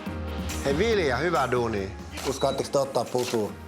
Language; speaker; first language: Finnish; native; Finnish